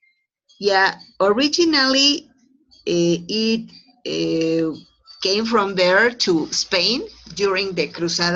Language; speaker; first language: English; non-native, fluent; Spanish